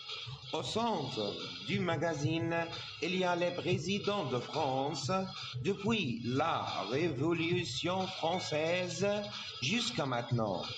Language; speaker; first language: French; non-native, learner; Arabic